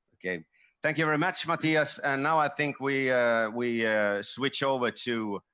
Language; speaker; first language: English; non-native, fluent; Swedish